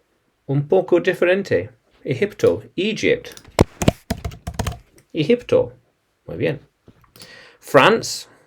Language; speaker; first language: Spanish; non-native, learner; English